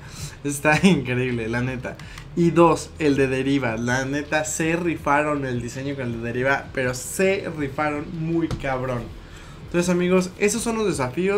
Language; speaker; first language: Spanish; native; Spanish